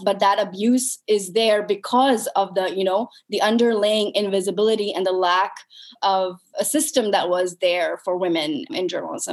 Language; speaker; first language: English; non-native, local second language; Urdu